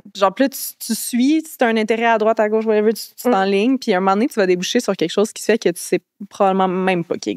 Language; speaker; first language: French; native; French